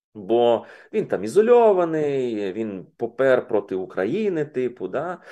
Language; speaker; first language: Ukrainian; native; Ukrainian